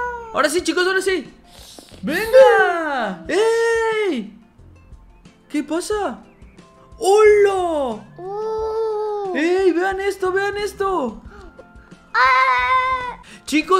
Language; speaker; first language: Spanish; native; Spanish